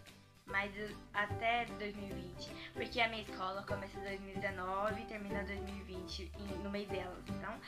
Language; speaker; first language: Portuguese; early bilingual, heritage; Portuguese